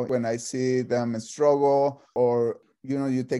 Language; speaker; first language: English; non-native, fluent; Spanish